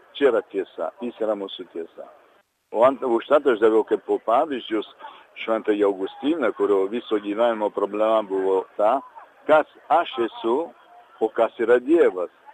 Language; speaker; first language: Lithuanian; early bilingual, heritage; Lithuanian